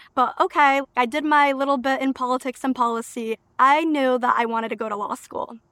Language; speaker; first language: English; early bilingual, other home language; Albanian